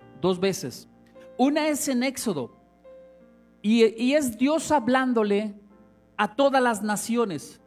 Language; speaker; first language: Spanish; native; Spanish